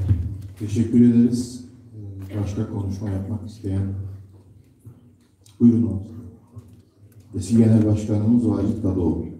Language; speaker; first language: Turkish; native; Turkish